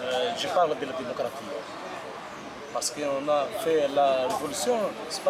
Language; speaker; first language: French; non-native, local second language; Arabic